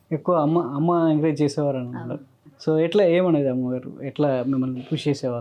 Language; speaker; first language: Telugu; native; Telugu